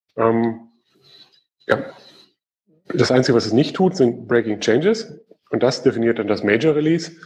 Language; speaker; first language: German; native; German